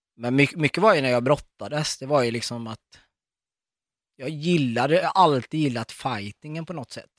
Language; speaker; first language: Swedish; early bilingual, other home language; Arabic